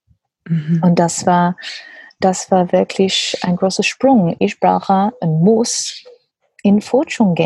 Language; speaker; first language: German; non-native, learner; English